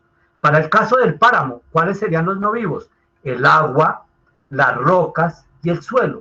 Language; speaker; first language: Spanish; native; Spanish